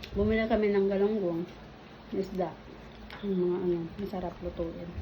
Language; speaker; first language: Filipino; non-native, local second language; Iloko